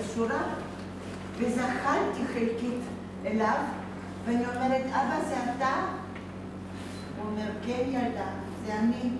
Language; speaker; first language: Hebrew; non-native, fluent; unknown